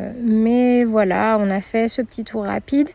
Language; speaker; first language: French; native; French